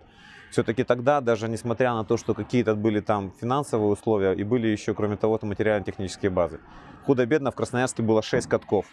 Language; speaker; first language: Russian; native; Russian